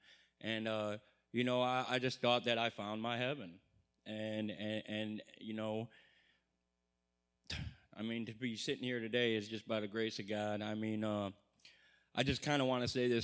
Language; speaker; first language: English; native; English